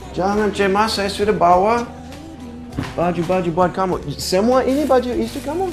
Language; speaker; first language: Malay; non-native, fluent; English